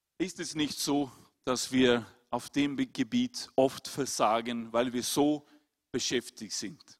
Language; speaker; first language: German; non-native, fluent; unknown